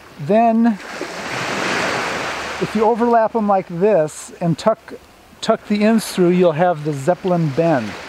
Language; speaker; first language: English; native; English